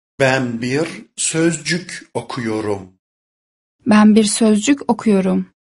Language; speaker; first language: Turkish; non-native, fluent; Persian